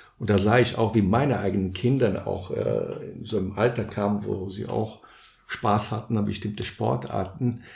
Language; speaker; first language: German; non-native, fluent; Portuguese